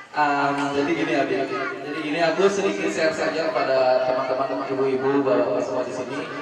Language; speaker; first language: Indonesian; native; Indonesian